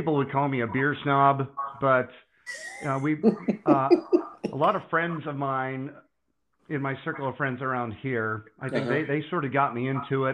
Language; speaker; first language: English; native; English